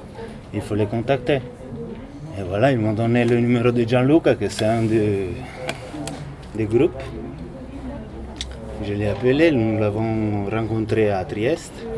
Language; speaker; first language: French; non-native, fluent; Italian